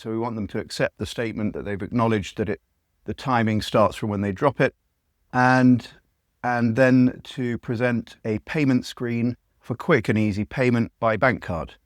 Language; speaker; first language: English; native; English